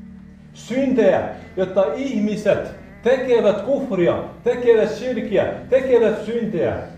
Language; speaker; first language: Finnish; non-native, fluent; Arabic